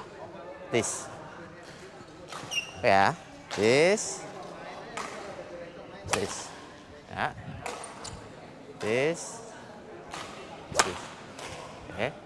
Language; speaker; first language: English; non-native, fluent; Indonesian